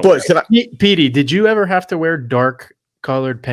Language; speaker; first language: English; native; English